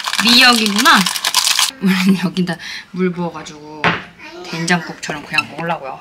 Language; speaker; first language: Korean; native; Korean